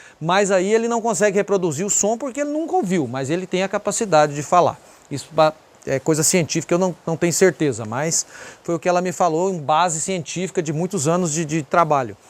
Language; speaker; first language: Portuguese; native; Portuguese